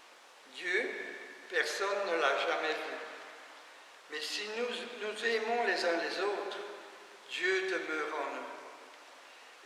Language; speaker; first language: French; native; French